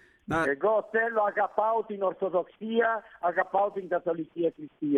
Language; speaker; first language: Greek; non-native, fluent; Italian